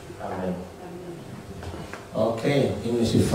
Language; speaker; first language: German; non-native, learner; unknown